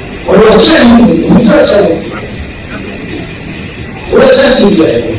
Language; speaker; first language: Hindi; non-native, learner; Bangla